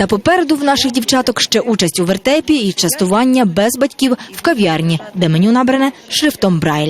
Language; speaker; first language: Ukrainian; native; Ukrainian